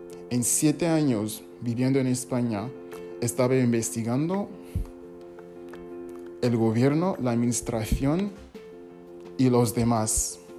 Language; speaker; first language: Spanish; non-native, fluent; English